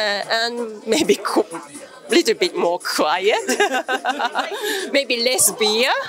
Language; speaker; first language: English; non-native, fluent; Japanese